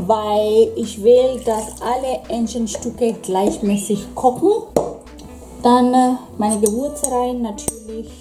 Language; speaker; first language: German; non-native, fluent; Swahili